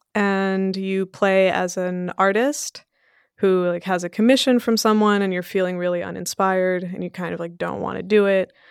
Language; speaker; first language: English; early bilingual, other home language; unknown